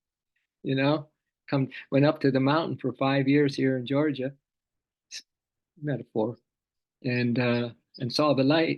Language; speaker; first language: English; native; English